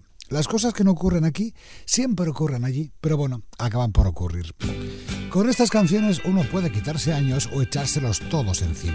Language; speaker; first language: Spanish; native; Spanish